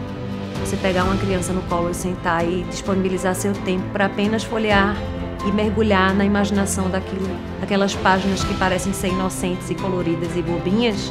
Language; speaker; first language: Portuguese; native; Portuguese